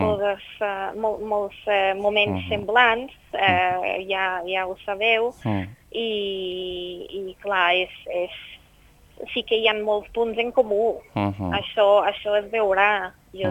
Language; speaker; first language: Catalan; non-native, fluent; English